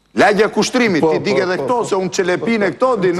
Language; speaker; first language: Albanian; native; Albanian